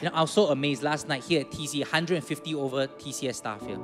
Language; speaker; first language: English; native; English